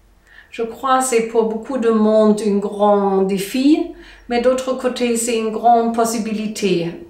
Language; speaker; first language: French; non-native, learner; German